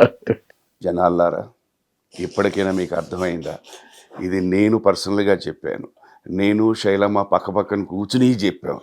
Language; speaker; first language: Telugu; native; Telugu